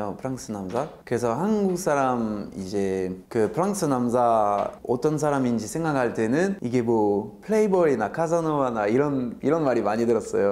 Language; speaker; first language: Korean; non-native, fluent; French